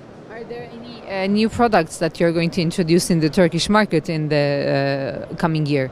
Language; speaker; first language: English; non-native, fluent; Turkish